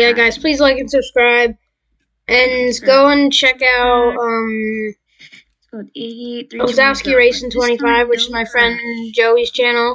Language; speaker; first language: English; native; English